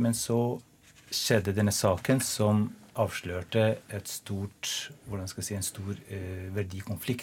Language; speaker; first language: Norwegian; non-native, fluent; Albanian